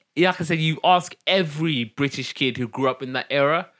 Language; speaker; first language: English; non-native, local second language; Somali